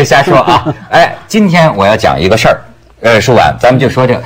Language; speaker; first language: Chinese; native; Chinese